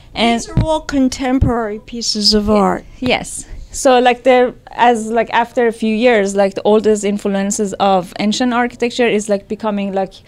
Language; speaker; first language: English; non-native, fluent; Persian